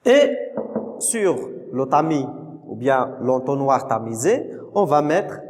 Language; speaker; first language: French; non-native, local second language; Arabic